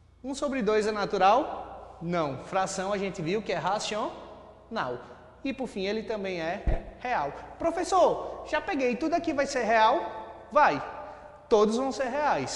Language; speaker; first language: Portuguese; native; Portuguese